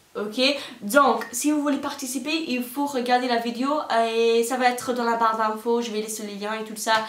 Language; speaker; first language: French; non-native, fluent; English